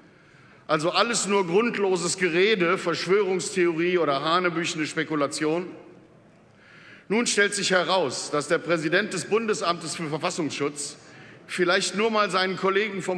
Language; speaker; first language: German; native; German